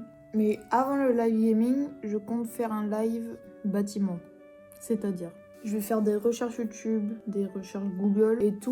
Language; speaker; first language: French; native; French